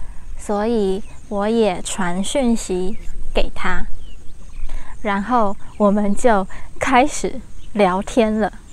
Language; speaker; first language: Chinese; non-native, learner; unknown